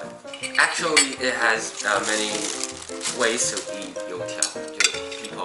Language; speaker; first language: English; non-native, fluent; Chinese